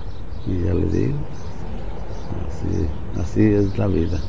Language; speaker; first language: Spanish; native; Spanish